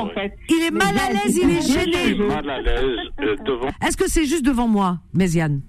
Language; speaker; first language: French; native; French